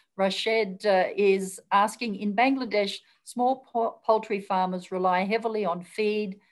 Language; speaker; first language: English; native; English